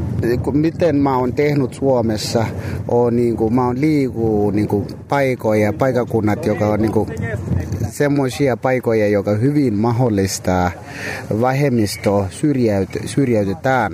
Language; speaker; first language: Finnish; non-native, fluent; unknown